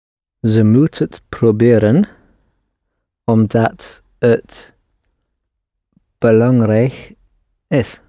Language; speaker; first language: Dutch; non-native, learner; English